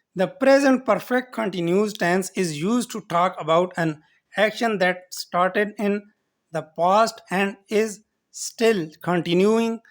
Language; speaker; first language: English; non-native, local second language; Urdu